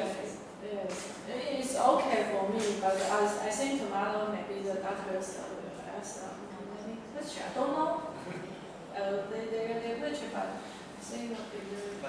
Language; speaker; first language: English; non-native, learner; Chinese